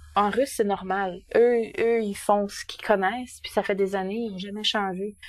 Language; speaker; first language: French; native; French